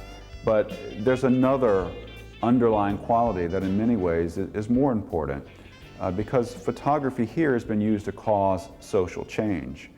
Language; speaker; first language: English; native; English